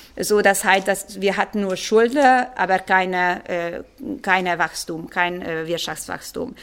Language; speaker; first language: German; non-native, fluent; Hungarian